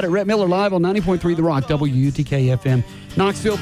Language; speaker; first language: English; native; English